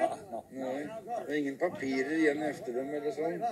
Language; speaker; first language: Norwegian; native; Norwegian